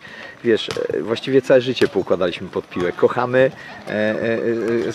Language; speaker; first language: Polish; native; Polish